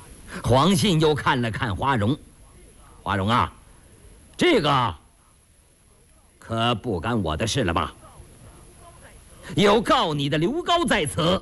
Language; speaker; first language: Chinese; native; Chinese